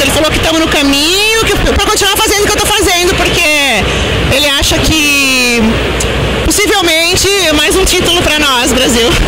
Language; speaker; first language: Portuguese; native; Portuguese